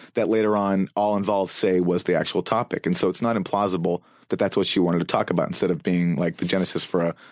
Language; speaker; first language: English; native; English